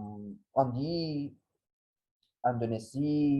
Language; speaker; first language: French; non-native, learner; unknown